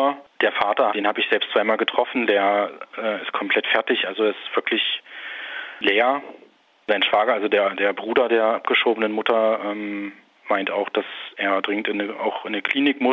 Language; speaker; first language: German; native; German